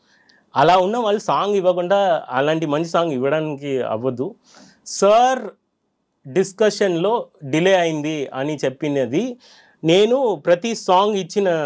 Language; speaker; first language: Telugu; non-native, fluent; Tamil